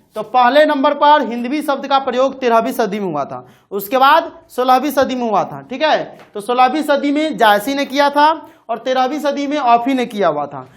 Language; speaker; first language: Hindi; native; Hindi